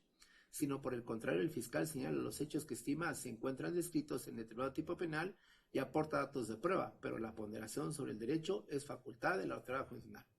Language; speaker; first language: Spanish; native; Spanish